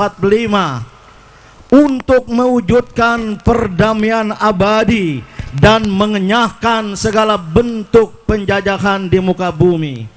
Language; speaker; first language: Indonesian; native; Indonesian